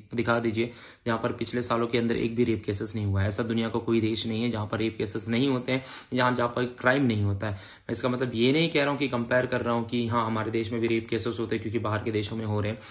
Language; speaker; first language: Hindi; native; Hindi